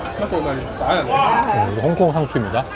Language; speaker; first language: Korean; native; Korean